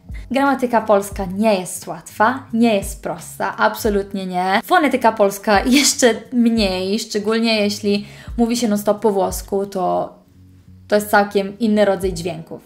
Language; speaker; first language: Polish; early bilingual, heritage; Polish